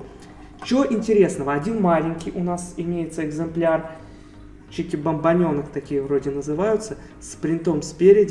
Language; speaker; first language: Russian; native; Russian